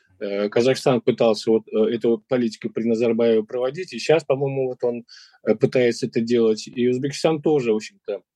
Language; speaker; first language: Russian; non-native, local second language; Uzbek